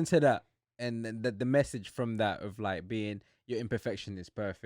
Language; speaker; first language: English; native; English